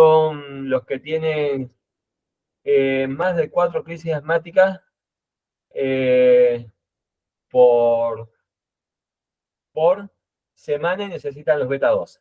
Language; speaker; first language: Spanish; native; Spanish